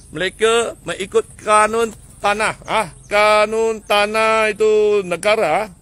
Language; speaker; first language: Malay; non-native, local second language; Chinese